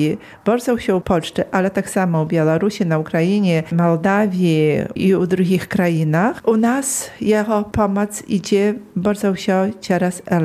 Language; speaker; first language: Polish; non-native, local second language; Belarusian